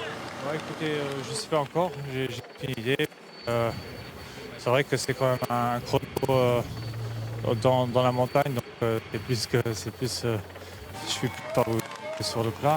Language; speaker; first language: French; non-native, local second language; Luxembourgish